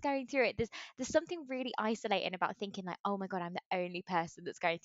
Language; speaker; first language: English; native; English